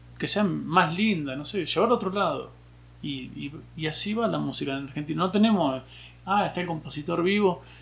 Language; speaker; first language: Spanish; native; Spanish